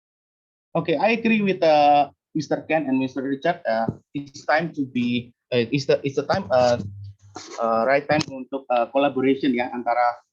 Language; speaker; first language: English; non-native, learner; Indonesian